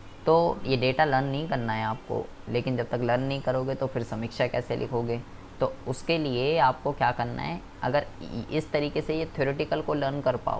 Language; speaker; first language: Hindi; native; Hindi